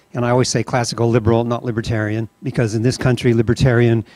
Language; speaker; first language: English; native; English